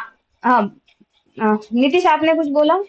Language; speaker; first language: Hindi; native; Hindi